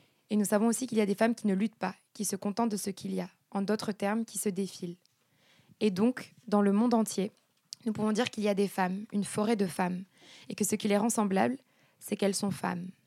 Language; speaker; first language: French; native; French